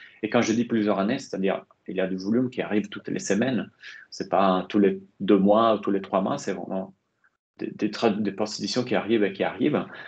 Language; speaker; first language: French; non-native, fluent; Italian